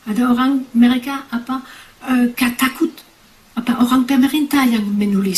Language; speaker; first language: Indonesian; non-native, fluent; French